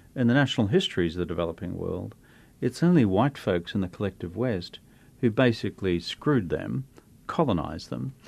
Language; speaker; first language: English; native; English